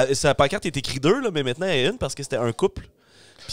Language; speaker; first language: French; native; French